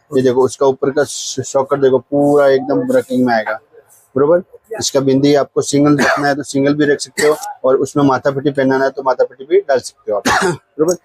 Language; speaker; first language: Hindi; non-native, local second language; Marathi